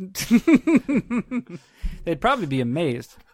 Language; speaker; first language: English; early bilingual, other home language; Italian